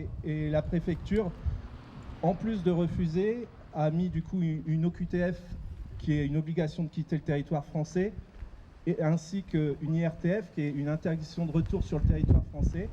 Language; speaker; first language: French; native; French